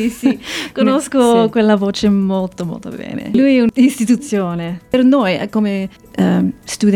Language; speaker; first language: Italian; non-native, fluent; English